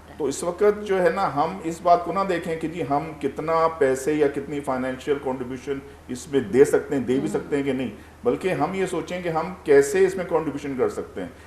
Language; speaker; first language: Urdu; native; Urdu